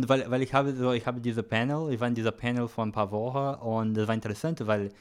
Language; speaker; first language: German; non-native, learner; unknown